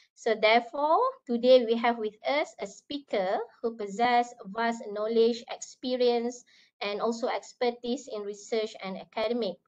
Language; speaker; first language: English; non-native, local second language; Malay